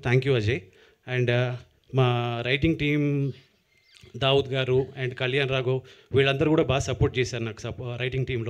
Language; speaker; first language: Telugu; native; Telugu